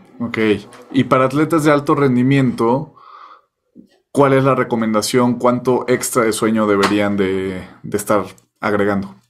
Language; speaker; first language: Spanish; native; Spanish